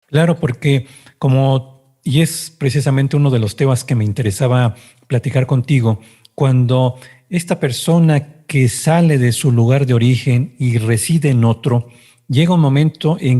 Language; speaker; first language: Spanish; native; Spanish